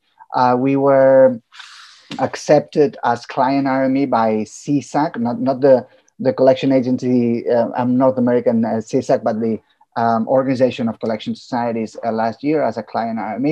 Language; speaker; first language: English; non-native, fluent; Catalan